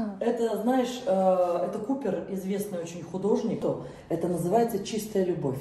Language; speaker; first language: Russian; native; Russian